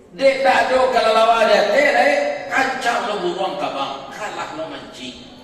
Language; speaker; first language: Malay; non-native, local second language; Minangkabau